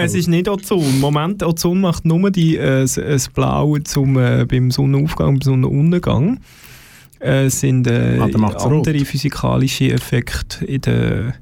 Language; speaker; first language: German; native; German